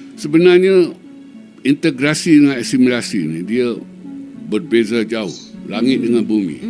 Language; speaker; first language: Malay; native; Malay